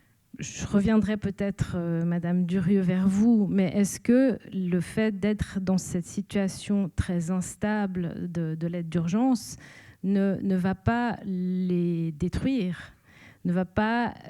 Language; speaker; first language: French; native; French